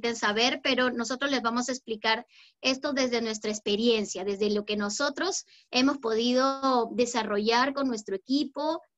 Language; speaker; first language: Spanish; native; Spanish